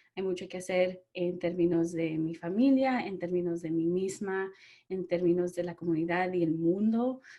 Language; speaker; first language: Spanish; early bilingual, other home language; English